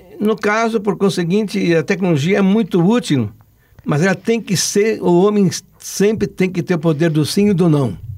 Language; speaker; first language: Portuguese; non-native, local second language; Italian